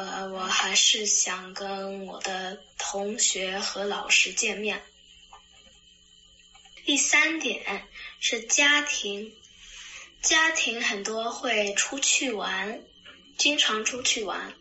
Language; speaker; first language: Chinese; early bilingual, heritage; Chinese